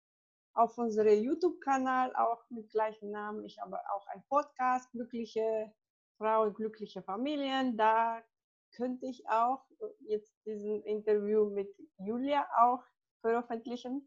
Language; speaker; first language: German; non-native, fluent; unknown